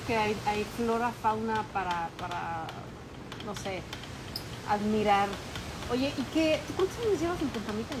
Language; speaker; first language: Spanish; early bilingual, other home language; Polish